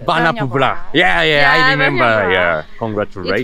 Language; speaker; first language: English; non-native, learner; Japanese